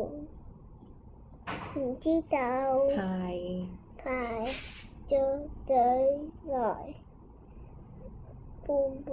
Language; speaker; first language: Chinese; non-native, local second language; Cantonese